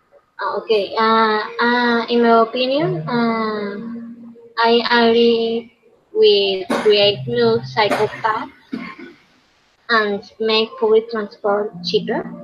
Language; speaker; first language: English; non-native, learner; Spanish